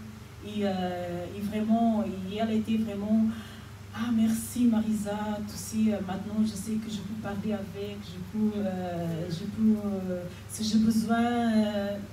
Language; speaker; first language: French; non-native, fluent; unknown